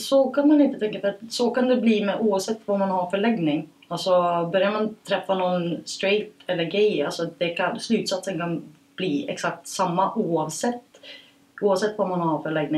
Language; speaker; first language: Swedish; early bilingual, other home language; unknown